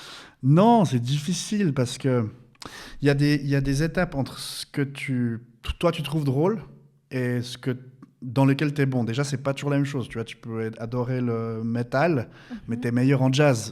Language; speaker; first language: French; native; French